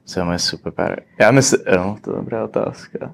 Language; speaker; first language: Czech; early bilingual, heritage; Czech